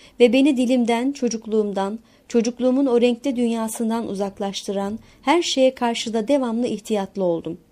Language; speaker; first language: Turkish; non-native, local second language; Kurdish